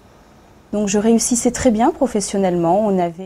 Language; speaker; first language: French; native; French